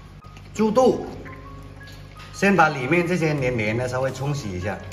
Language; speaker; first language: Chinese; native; Chinese